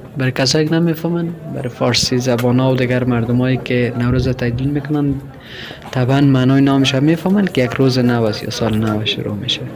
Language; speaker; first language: Persian; native; Persian